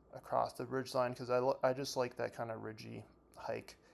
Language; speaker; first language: English; native; English